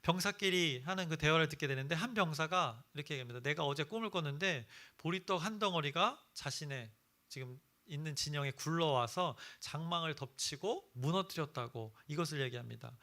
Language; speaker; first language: Korean; native; Korean